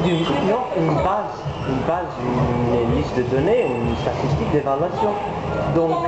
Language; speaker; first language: French; non-native, learner; Romanian